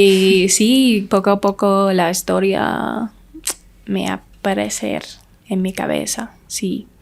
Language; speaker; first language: Spanish; non-native, learner; English